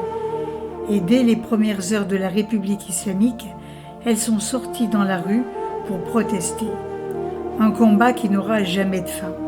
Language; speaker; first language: French; native; French